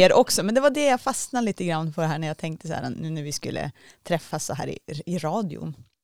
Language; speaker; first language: Swedish; native; Swedish